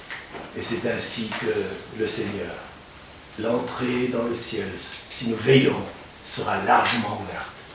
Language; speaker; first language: French; native; French